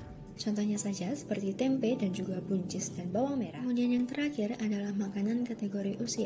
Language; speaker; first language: Indonesian; native; Indonesian